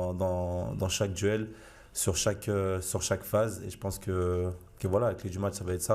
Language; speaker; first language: French; native; French